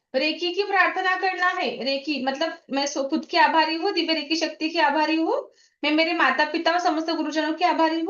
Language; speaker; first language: Hindi; non-native, local second language; Marathi